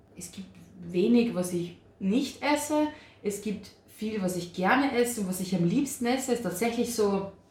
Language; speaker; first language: German; early bilingual, other home language; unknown